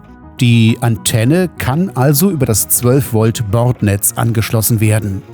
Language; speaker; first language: German; native; German